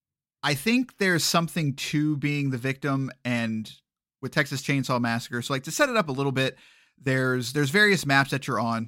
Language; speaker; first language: English; native; English